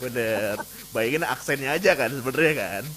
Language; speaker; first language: Indonesian; native; Indonesian